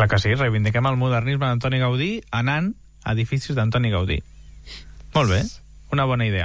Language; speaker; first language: Catalan; native; Catalan